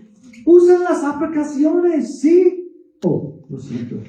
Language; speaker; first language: Spanish; non-native, fluent; English